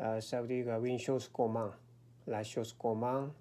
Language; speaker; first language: French; non-native, learner; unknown